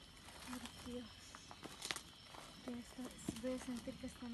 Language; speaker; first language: Spanish; native; Spanish